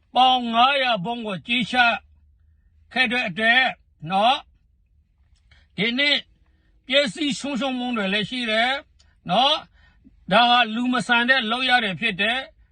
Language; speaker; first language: Burmese; native; Burmese